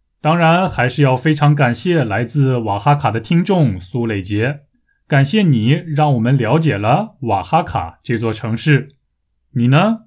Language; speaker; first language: Chinese; native; Chinese